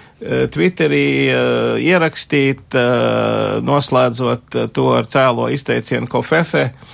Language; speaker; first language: Latvian; early bilingual, heritage; Latvian